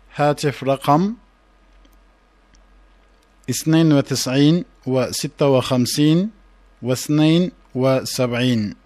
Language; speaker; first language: Arabic; non-native, fluent; Turkish